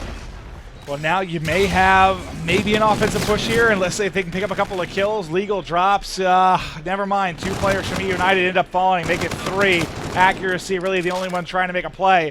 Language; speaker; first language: English; native; English